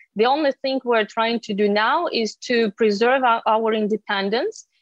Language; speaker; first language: English; non-native, fluent; Ukrainian